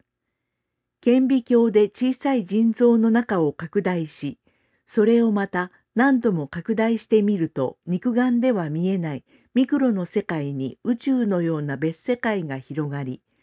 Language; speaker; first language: Japanese; non-native, fluent; Korean